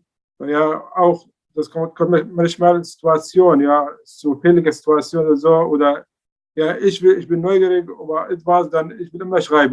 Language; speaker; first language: German; non-native, learner; Arabic